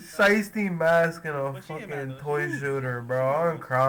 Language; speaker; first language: English; native; English